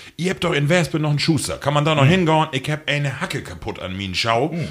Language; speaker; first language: German; native; German